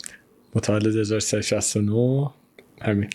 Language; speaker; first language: Persian; native; Persian